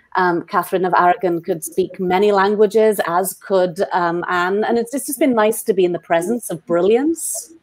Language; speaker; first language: English; native; English